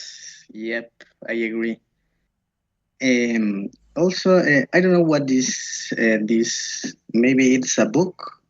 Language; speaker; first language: English; non-native, learner; Spanish